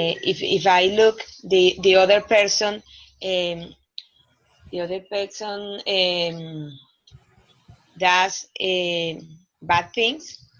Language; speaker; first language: English; non-native, learner; Spanish